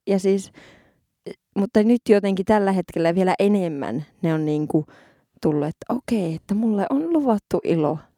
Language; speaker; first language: Finnish; native; Finnish